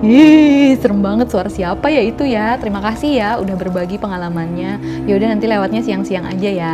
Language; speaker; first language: Indonesian; native; Indonesian